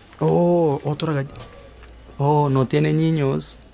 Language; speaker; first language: Spanish; non-native, learner; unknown